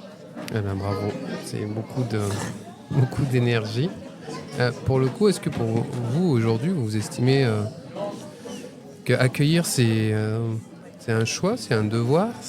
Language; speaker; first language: French; native; French